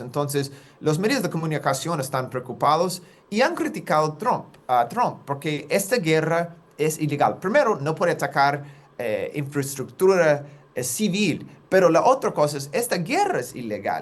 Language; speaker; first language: Spanish; non-native, fluent; English